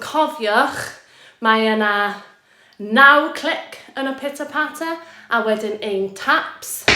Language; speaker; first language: Welsh; native; Welsh